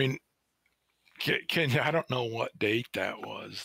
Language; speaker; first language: English; native; English